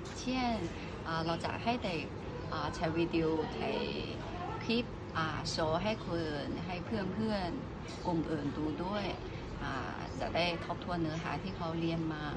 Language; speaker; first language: Thai; non-native, fluent; Chinese